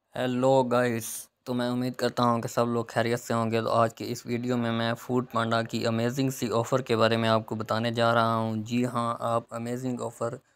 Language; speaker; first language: Urdu; non-native, local second language; Punjabi